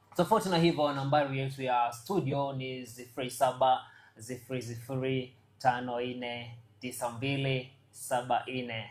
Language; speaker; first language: Swahili; non-native, local second language; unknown